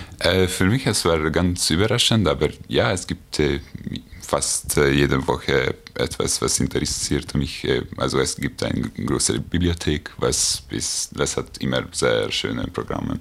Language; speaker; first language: German; non-native, fluent; Hungarian